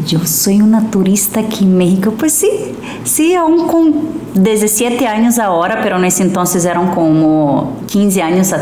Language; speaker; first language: Spanish; early bilingual, other home language; Portuguese